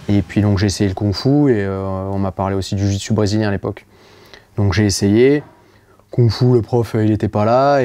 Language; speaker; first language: French; native; French